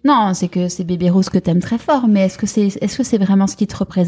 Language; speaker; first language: French; native; French